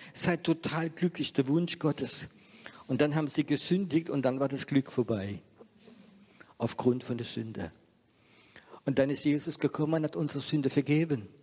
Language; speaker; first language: German; non-native, fluent; French